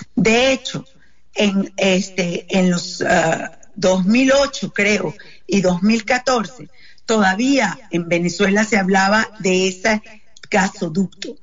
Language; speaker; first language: Spanish; native; Spanish